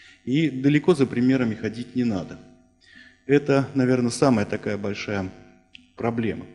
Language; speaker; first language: Russian; native; Russian